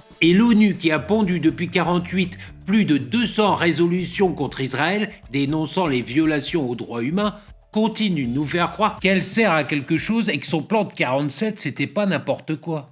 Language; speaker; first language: French; native; French